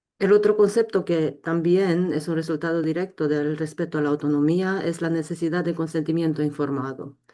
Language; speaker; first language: Spanish; non-native, fluent; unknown